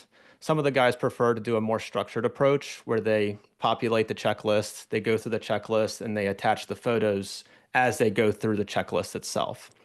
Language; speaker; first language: English; native; English